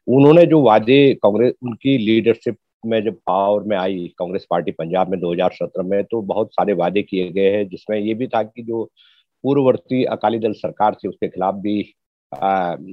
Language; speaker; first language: Hindi; native; Hindi